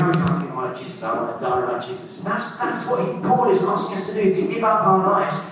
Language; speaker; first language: English; native; English